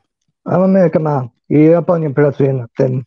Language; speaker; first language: Polish; early bilingual, heritage; Polish